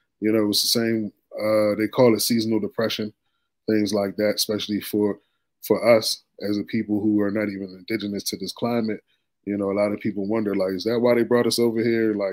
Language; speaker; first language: English; native; English